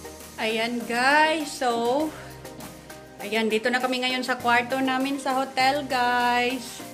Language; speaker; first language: Filipino; native; Filipino